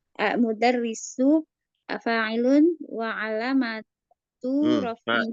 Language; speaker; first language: Arabic; non-native, learner; Indonesian